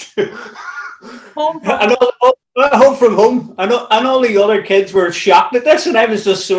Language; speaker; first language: English; native; English